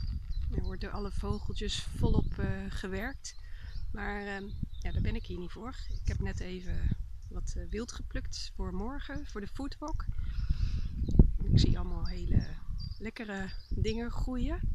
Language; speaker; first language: Dutch; native; Dutch